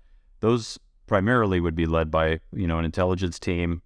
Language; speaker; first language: English; native; English